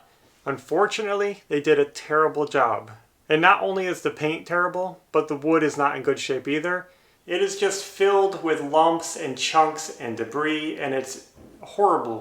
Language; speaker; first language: English; native; English